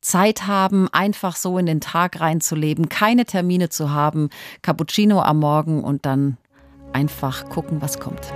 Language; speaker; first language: German; native; German